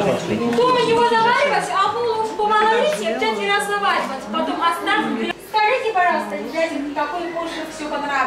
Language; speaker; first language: Russian; non-native, learner; Chinese